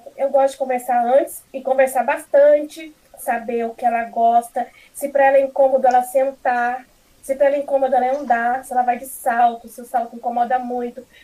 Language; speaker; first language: Portuguese; native; Portuguese